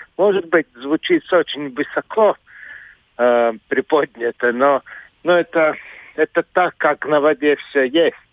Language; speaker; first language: Russian; non-native, local second language; Latvian